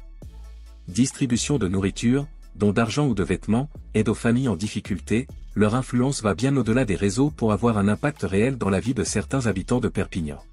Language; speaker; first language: French; native; French